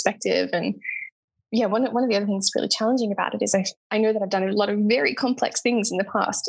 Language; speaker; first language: English; native; English